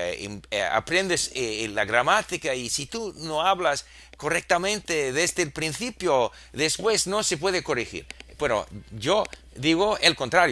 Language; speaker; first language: Spanish; non-native, fluent; English